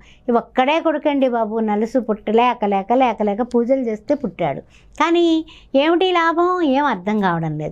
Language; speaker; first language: Telugu; native; Telugu